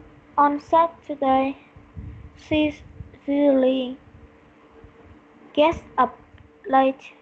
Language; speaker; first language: English; non-native, learner; Vietnamese